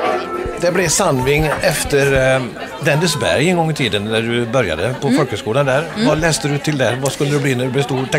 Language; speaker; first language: Swedish; native; Swedish